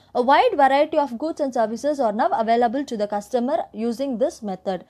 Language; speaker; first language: English; non-native, local second language; Tamil